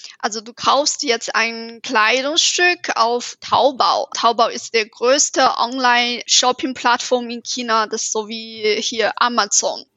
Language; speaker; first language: German; non-native, fluent; Chinese